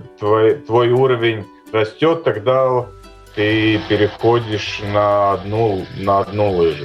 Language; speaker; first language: Russian; non-native, local second language; Latvian